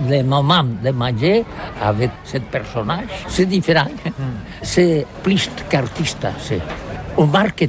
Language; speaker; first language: French; non-native, learner; Catalan